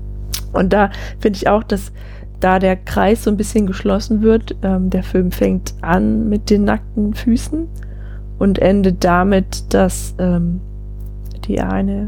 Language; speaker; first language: German; native; German